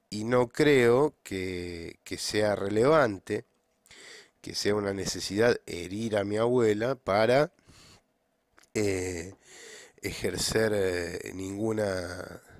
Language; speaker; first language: Spanish; native; Spanish